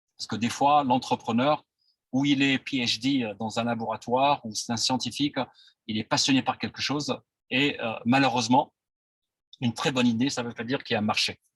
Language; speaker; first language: French; non-native, local second language; Arabic